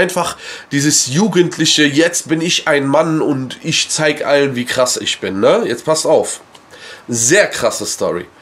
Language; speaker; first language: German; early bilingual, other home language; Persian